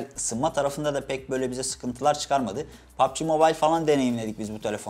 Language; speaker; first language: Turkish; native; Turkish